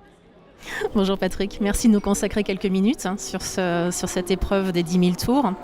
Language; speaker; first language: French; native; French